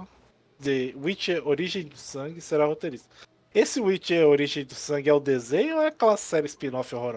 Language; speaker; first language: Portuguese; native; Portuguese